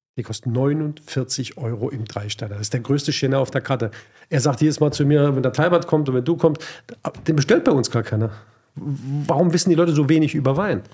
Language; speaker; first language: German; native; German